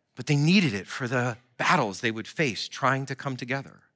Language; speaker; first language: English; native; English